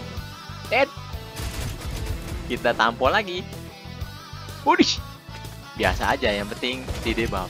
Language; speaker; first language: Indonesian; native; Indonesian